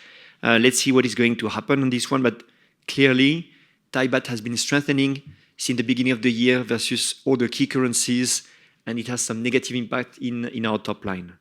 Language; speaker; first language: English; non-native, fluent; French